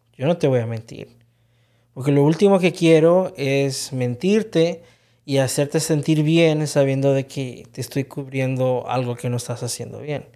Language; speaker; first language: Spanish; early bilingual, heritage; Spanish